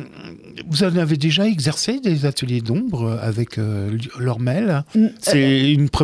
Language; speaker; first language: French; native; French